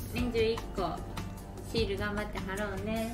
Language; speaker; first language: Japanese; native; Japanese